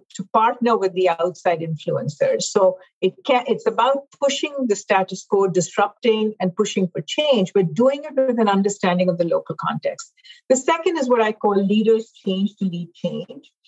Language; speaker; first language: English; non-native, local second language; Hindi